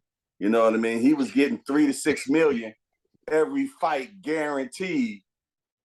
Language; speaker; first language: English; native; English